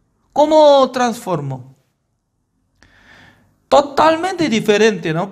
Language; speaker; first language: Spanish; non-native, fluent; Korean